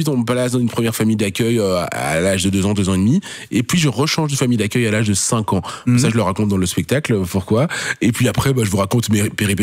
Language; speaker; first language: French; native; French